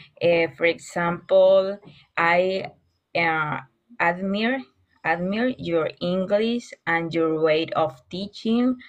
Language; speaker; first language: English; non-native, learner; Spanish